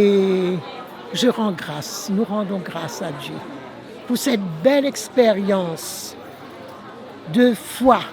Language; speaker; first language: French; non-native, local second language; Morisyen